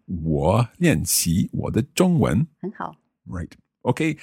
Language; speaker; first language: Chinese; non-native, learner; English